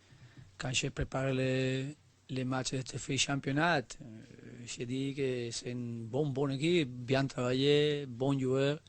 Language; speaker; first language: French; non-native, learner; Spanish